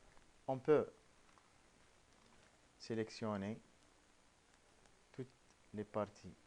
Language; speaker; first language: French; non-native, local second language; Arabic